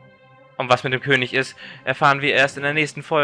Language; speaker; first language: German; native; German